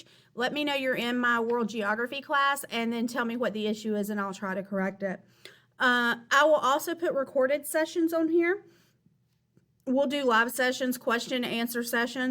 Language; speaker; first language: English; native; English